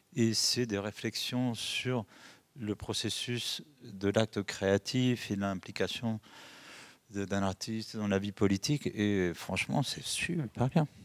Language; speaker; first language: French; early bilingual, other home language; Spanish